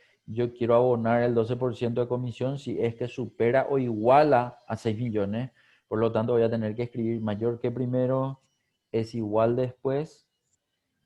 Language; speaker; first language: Spanish; native; Spanish